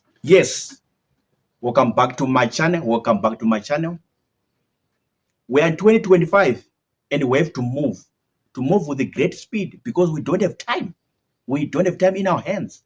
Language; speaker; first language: English; non-native, local second language; Shona